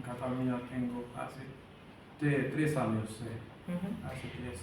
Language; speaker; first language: Spanish; non-native, learner; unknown